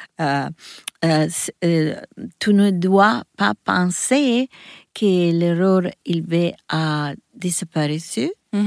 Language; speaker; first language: French; non-native, learner; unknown